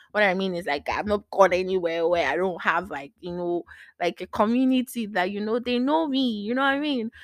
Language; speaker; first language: English; non-native, local second language; Yoruba